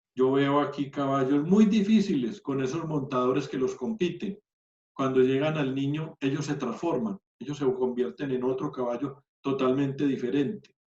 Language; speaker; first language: Spanish; native; Spanish